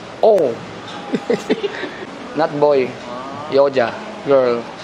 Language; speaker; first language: English; non-native, local second language; Filipino